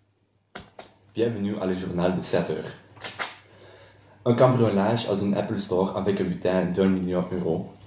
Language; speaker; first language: French; non-native, learner; Dutch